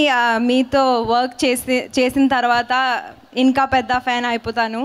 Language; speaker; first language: Telugu; non-native, learner; Hindi